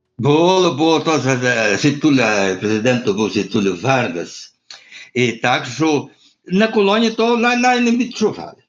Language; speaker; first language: Ukrainian; early bilingual, heritage; Ukrainian